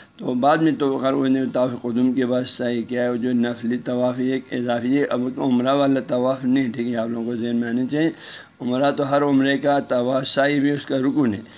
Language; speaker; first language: Urdu; non-native, local second language; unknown